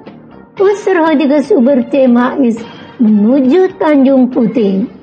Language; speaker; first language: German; non-native, fluent; Indonesian